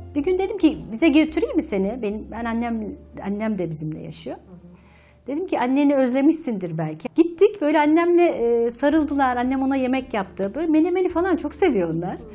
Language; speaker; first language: Turkish; native; Turkish